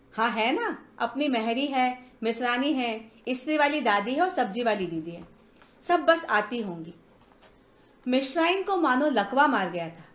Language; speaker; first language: Hindi; native; Hindi